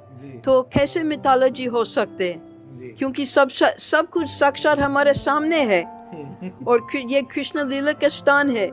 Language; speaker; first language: Hindi; non-native, fluent; English